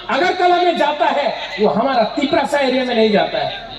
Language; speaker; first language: Hindi; non-native, local second language; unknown